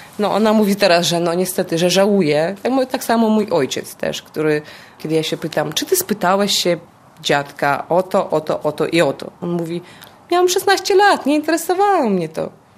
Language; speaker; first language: Polish; non-native, fluent; Russian